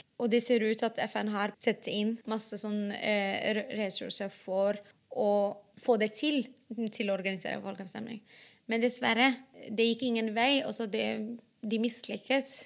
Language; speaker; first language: Norwegian; non-native, fluent; Arabic